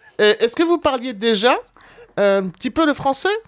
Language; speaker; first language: French; native; French